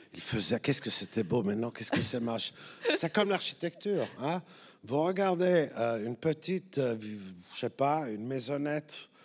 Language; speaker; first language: French; native; French